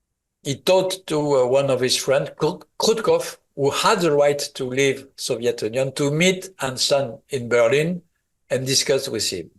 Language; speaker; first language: English; non-native, fluent; French